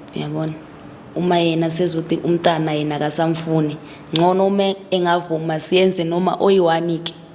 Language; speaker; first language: Zulu; native; Zulu